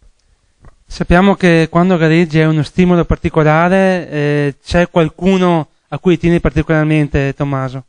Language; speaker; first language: Italian; native; Italian